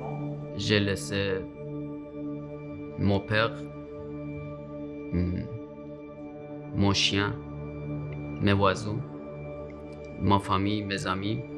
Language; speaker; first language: French; non-native, learner; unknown